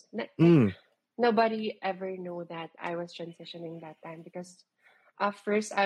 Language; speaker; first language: English; non-native, local second language; Filipino